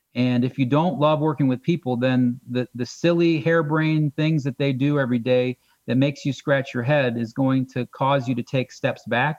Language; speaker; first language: English; native; English